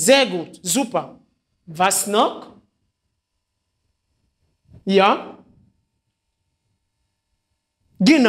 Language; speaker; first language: German; non-native, fluent; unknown